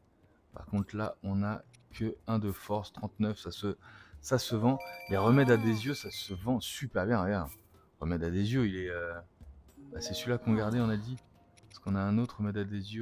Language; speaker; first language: French; native; French